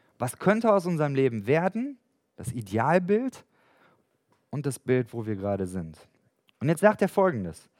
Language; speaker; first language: German; native; German